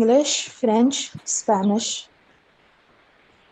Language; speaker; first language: Hindi; native; Hindi